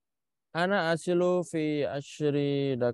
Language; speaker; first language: Arabic; non-native, fluent; Indonesian